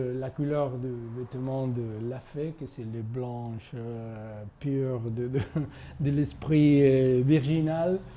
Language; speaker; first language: French; non-native, fluent; Spanish